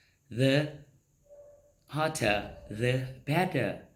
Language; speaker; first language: English; non-native, learner; Vietnamese